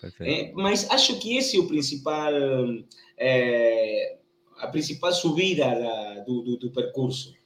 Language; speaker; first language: Portuguese; non-native, learner; Spanish